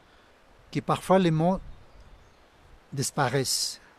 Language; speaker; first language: French; non-native, fluent; Spanish